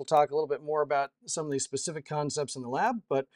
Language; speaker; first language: English; native; English